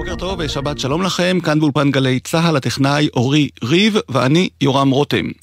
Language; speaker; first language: Hebrew; native; Hebrew